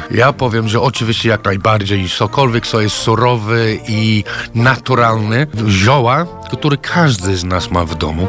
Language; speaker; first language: Polish; non-native, fluent; English